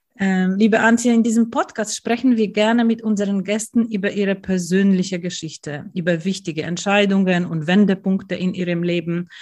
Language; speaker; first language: German; native; German